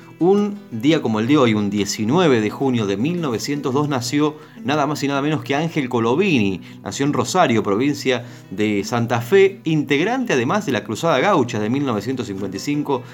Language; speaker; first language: Spanish; native; Spanish